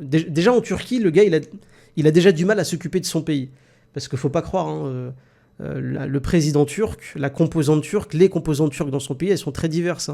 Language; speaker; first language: French; native; French